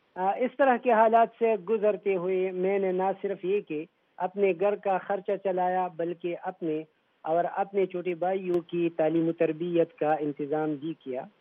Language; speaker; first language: Urdu; non-native, local second language; Pashto